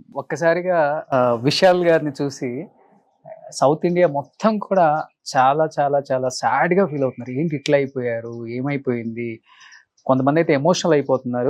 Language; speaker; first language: Telugu; native; Telugu